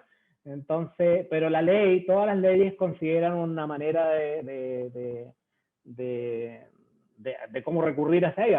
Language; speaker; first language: Spanish; native; Spanish